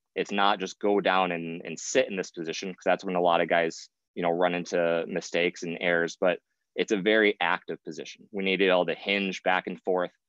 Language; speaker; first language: English; native; English